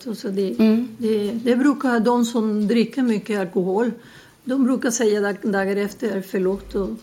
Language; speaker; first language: Swedish; non-native, fluent; Spanish